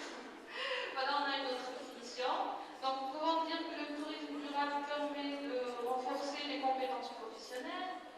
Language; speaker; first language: French; non-native, local second language; Arabic